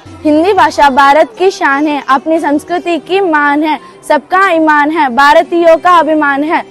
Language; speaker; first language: Hindi; non-native, local second language; Telugu